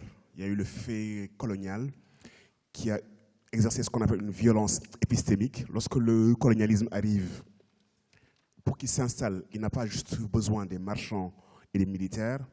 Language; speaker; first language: French; native; French